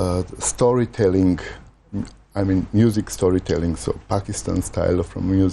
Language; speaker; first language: English; non-native, learner; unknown